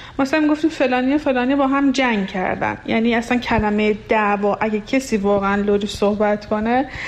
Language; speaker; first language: Persian; non-native, local second language; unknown